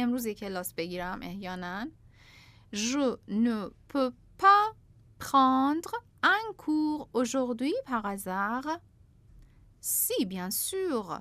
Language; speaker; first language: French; non-native, fluent; Persian